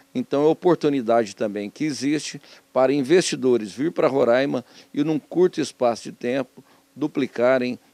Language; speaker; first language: Portuguese; native; Portuguese